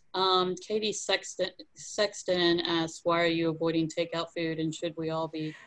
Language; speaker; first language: English; native; English